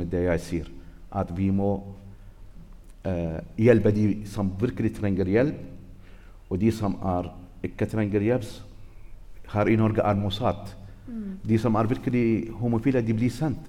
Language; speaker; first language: Norwegian; non-native, learner; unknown